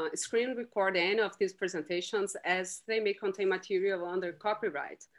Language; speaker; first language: English; non-native, fluent; Portuguese